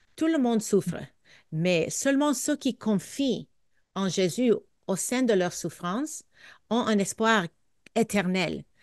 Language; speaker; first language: French; non-native, fluent; English